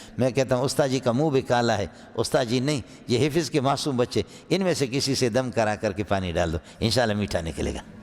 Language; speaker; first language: Urdu; non-native, local second language; Brahui